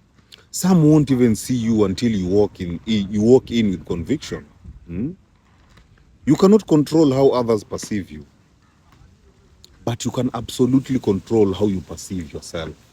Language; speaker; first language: English; non-native, local second language; Swahili